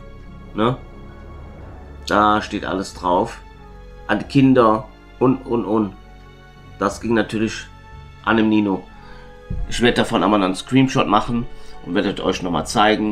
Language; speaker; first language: German; native; German